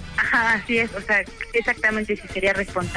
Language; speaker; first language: Spanish; native; Spanish